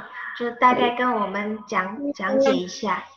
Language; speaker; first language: Chinese; non-native, fluent; Indonesian